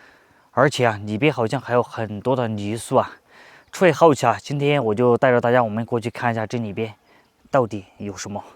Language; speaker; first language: Chinese; native; Chinese